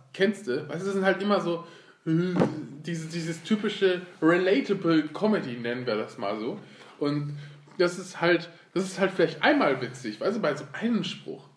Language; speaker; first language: German; early bilingual, other home language; Turkish